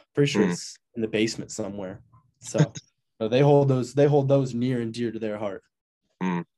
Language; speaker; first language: English; native; English